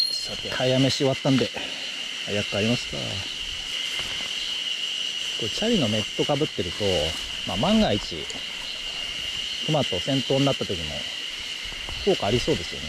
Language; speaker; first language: Japanese; native; Japanese